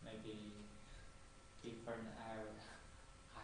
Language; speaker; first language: English; non-native, learner; Chinese